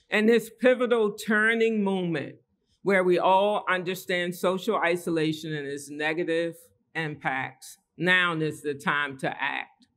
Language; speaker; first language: English; native; English